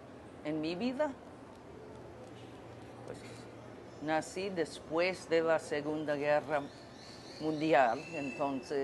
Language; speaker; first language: Spanish; non-native, fluent; English